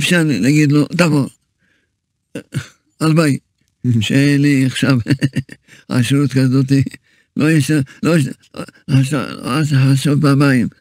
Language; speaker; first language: Hebrew; early bilingual, other home language; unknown